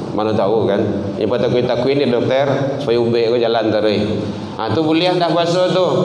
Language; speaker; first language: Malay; non-native, local second language; Minangkabau